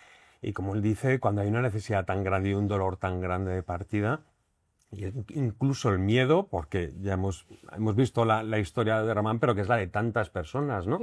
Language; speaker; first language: Spanish; native; Spanish